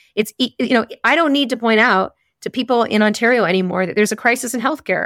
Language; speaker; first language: English; native; English